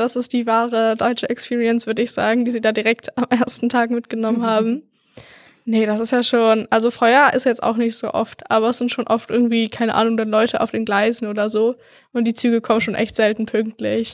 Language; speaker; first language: German; native; German